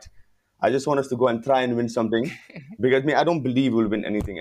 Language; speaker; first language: English; non-native, local second language; Wolof